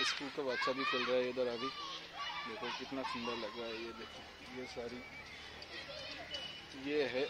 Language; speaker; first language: Hindi; non-native, local second language; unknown